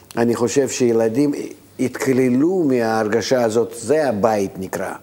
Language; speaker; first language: Hebrew; non-native, fluent; Russian